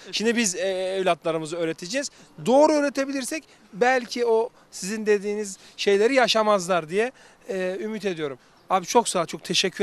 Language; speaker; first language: Turkish; native; Turkish